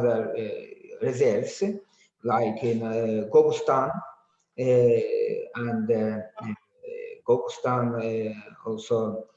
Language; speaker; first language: English; non-native, learner; Azerbaijani